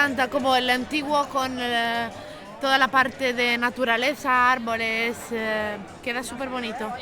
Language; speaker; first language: Spanish; non-native, local second language; Catalan